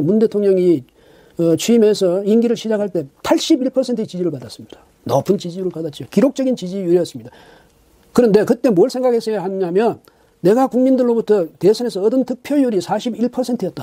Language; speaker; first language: Korean; native; Korean